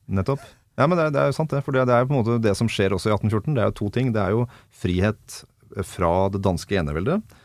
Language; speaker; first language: Norwegian; native; Norwegian